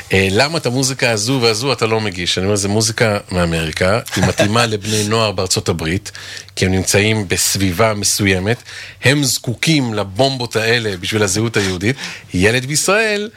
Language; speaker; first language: Hebrew; native; Hebrew